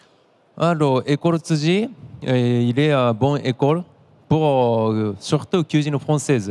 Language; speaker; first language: French; non-native, learner; Japanese